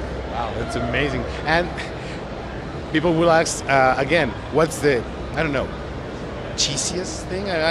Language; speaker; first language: English; non-native, fluent; Spanish